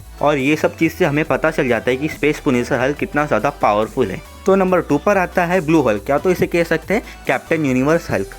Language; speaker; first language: Hindi; native; Hindi